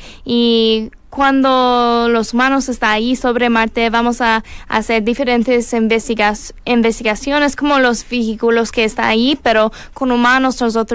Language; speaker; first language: Spanish; non-native, learner; English